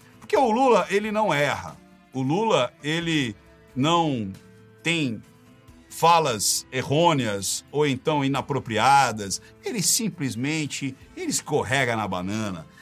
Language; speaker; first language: Portuguese; native; Portuguese